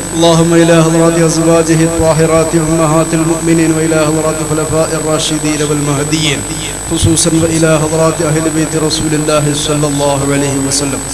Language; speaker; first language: Arabic; non-native, fluent; Malayalam